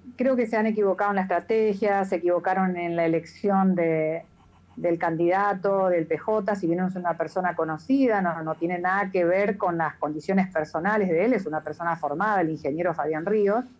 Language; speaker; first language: Spanish; native; Spanish